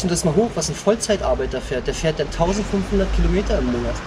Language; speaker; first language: German; native; German